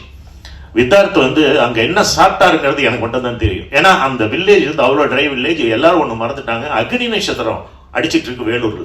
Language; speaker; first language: Tamil; native; Tamil